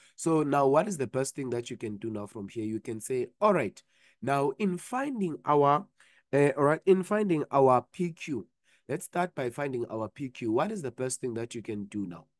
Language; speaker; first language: English; non-native, local second language; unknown